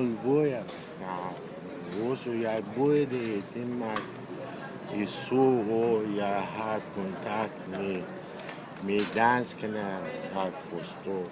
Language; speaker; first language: Danish; non-native, learner; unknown